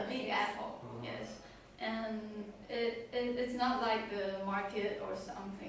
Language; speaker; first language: English; non-native, learner; Chinese